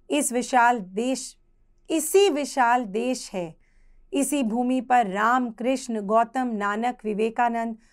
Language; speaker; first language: Hindi; native; Hindi